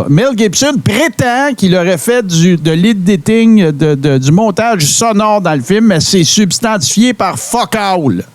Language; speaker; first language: French; native; French